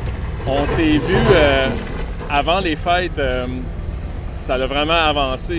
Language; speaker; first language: French; native; French